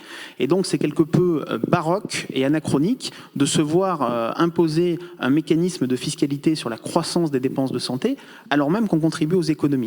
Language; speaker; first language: French; native; French